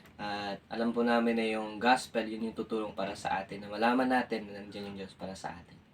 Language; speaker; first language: Filipino; non-native, local second language; Aklanon